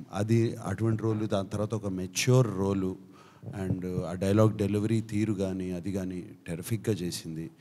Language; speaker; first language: Telugu; native; Telugu